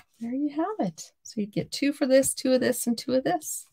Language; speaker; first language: English; native; English